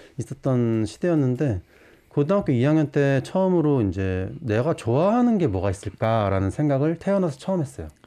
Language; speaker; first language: Korean; native; Korean